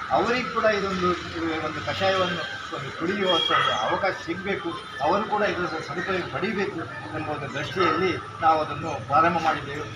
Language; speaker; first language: Kannada; non-native, local second language; Tulu